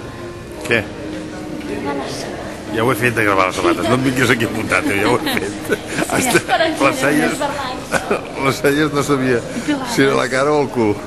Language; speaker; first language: Catalan; native; Catalan